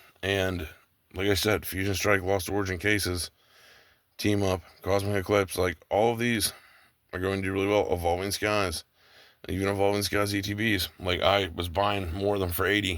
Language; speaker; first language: English; native; English